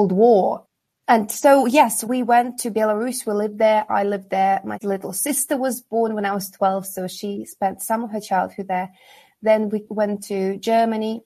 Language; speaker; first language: English; non-native, fluent; Kazakh